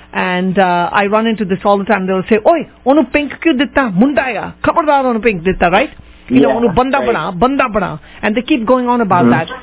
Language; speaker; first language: English; native; English